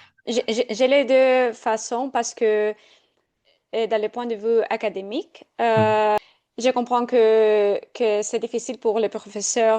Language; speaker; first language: French; non-native, fluent; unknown